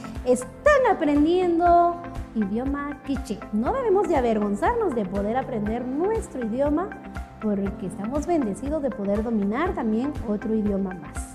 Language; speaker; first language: Spanish; non-native, local second language; Kʼicheʼ